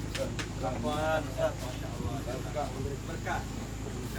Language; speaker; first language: Indonesian; native; Indonesian